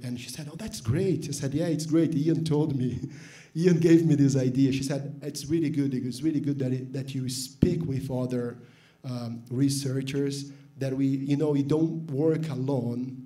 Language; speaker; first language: English; non-native, fluent; Portuguese